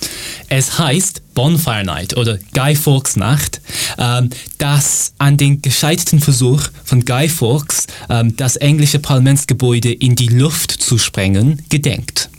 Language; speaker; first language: German; non-native, fluent; English